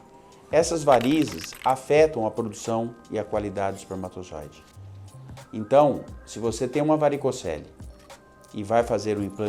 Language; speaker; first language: Portuguese; native; Portuguese